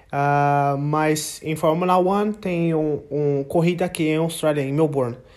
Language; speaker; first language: Portuguese; non-native, learner; English